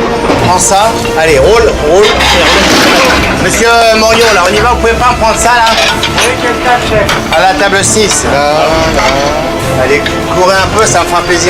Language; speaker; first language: French; native; French